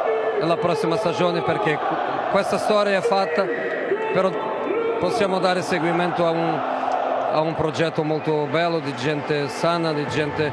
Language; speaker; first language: Italian; non-native, fluent; Portuguese